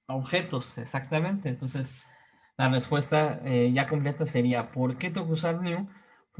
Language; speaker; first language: Spanish; native; Spanish